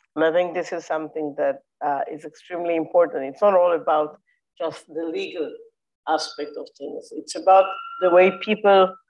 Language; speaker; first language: English; non-native, fluent; Hebrew